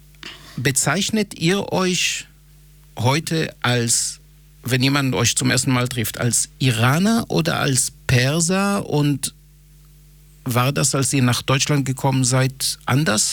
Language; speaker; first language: German; native; German